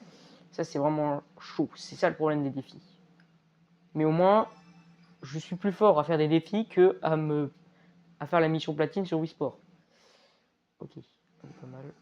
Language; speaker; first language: French; native; French